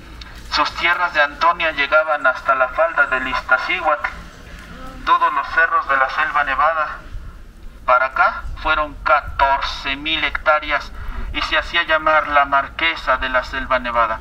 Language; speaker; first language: Spanish; native; Spanish